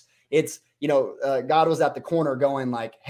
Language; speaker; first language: English; native; English